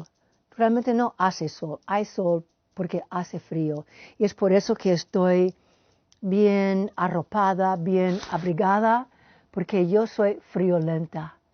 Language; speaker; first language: Spanish; non-native, fluent; English